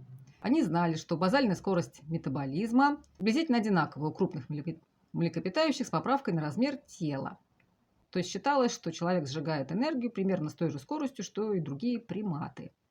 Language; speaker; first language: Russian; native; Russian